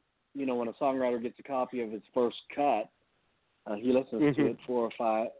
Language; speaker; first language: English; native; English